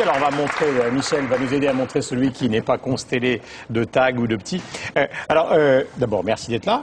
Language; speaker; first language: French; native; French